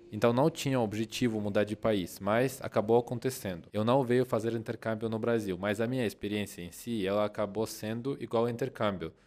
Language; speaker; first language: Portuguese; non-native, fluent; Russian